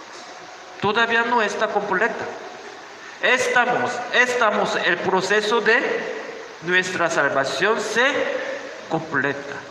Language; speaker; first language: Spanish; non-native, learner; Korean